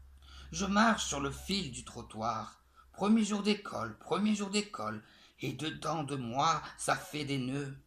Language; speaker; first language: French; native; French